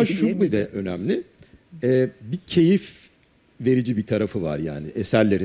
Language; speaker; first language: Turkish; native; Turkish